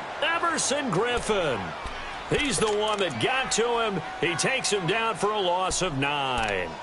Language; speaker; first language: English; native; English